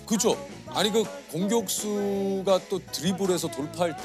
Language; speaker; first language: Korean; native; Korean